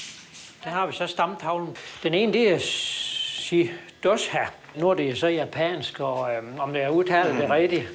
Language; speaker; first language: Danish; native; Danish